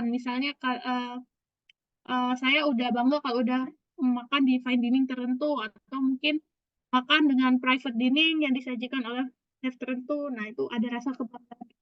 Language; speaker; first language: Indonesian; native; Indonesian